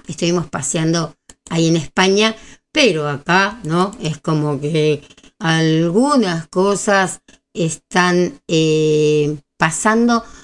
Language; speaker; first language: Spanish; native; Spanish